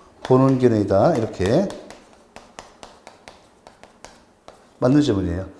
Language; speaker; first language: Korean; native; Korean